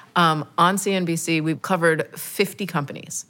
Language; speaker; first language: English; native; English